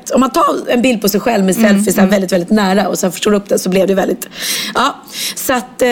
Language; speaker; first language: Swedish; native; Swedish